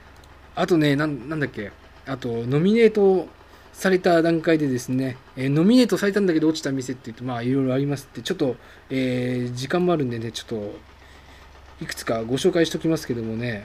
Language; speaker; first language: Japanese; native; Japanese